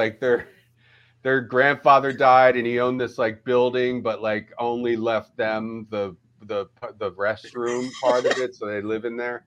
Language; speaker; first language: English; native; English